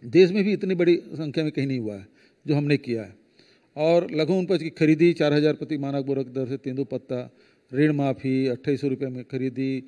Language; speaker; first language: Hindi; native; Hindi